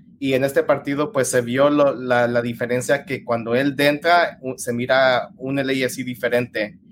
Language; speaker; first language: Spanish; early bilingual, heritage; Spanish